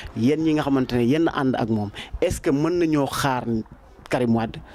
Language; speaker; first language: Wolof; native; Wolof